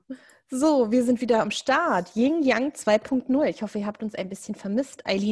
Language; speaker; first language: German; native; German